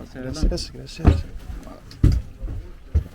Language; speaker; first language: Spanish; non-native, learner; English